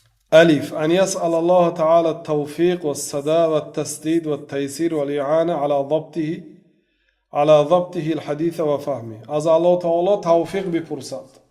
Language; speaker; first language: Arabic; non-native, fluent; Tajik